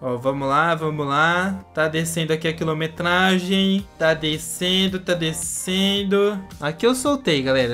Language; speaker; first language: Portuguese; native; Portuguese